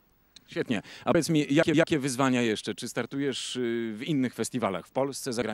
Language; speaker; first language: Polish; native; Polish